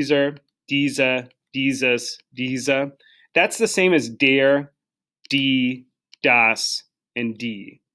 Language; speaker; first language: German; non-native, learner; English